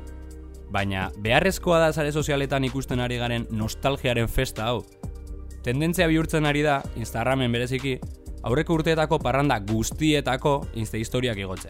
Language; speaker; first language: Basque; native; Basque